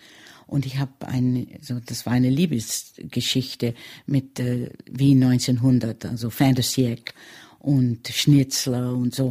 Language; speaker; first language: German; early bilingual, heritage; German